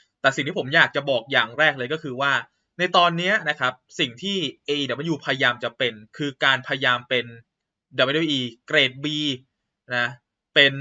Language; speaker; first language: Thai; native; Thai